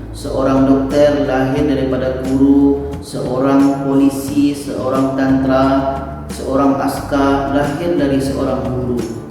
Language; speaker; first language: Indonesian; native; Indonesian